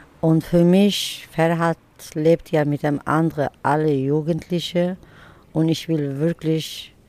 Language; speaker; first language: German; early bilingual, other home language; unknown